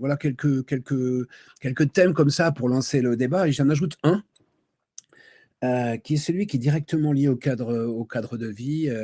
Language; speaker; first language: French; native; French